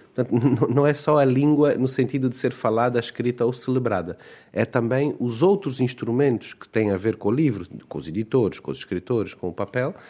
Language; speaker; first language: Portuguese; native; Portuguese